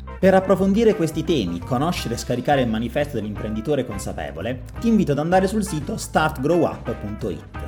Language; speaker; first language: Italian; native; Italian